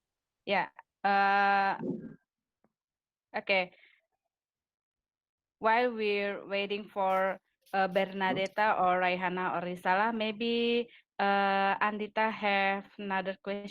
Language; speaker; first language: English; non-native, fluent; Indonesian